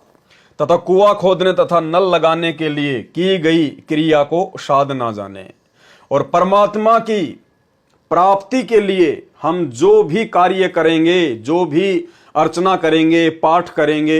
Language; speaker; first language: Hindi; native; Hindi